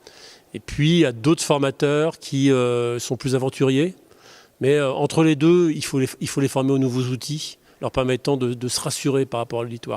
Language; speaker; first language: French; native; French